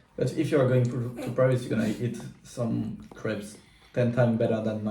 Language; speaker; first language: English; non-native, fluent; French